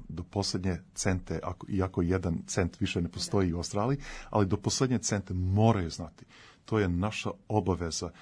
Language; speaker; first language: Serbian; early bilingual, heritage; Serbian